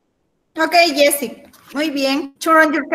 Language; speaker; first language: English; non-native, learner; Spanish